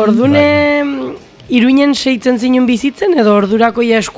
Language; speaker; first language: Basque; native; Basque